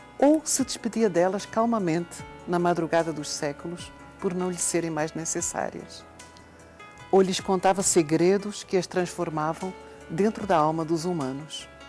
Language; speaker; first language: Portuguese; native; Portuguese